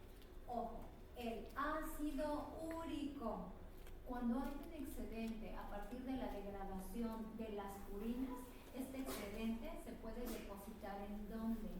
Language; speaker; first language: Spanish; native; Spanish